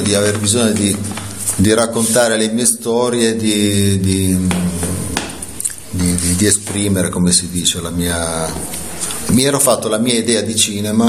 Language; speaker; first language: Italian; native; Italian